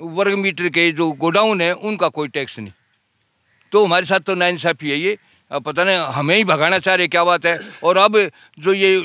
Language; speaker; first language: Hindi; native; Hindi